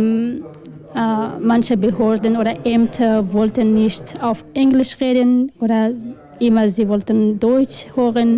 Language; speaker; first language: German; non-native, learner; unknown